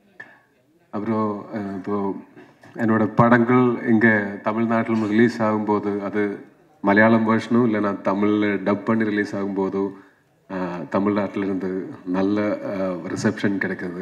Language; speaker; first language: Tamil; non-native, learner; Malayalam